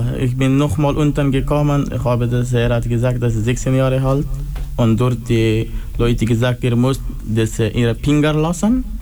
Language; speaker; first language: German; non-native, learner; Pashto